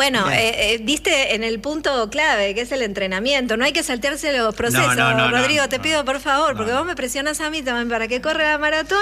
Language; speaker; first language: Spanish; native; Spanish